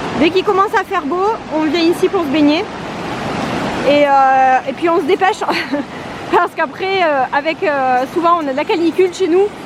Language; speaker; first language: French; native; French